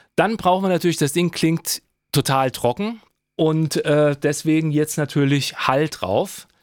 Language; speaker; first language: German; native; German